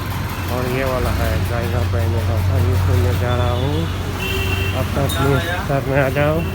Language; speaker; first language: Hindi; non-native, local second language; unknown